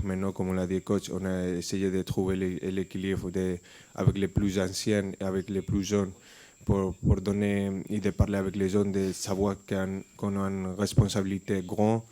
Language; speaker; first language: French; non-native, fluent; Spanish